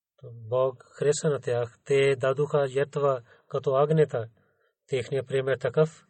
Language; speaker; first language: Bulgarian; non-native, learner; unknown